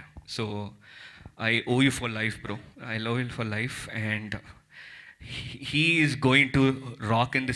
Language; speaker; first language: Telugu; early bilingual, heritage; Telugu